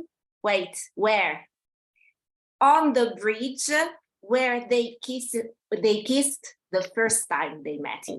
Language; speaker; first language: English; non-native, fluent; Italian